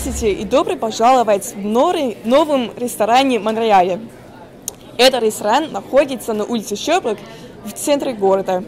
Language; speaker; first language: Russian; non-native, learner; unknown